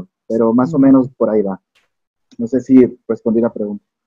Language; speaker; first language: Spanish; native; Spanish